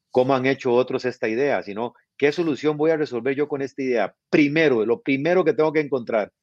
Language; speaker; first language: Spanish; native; Spanish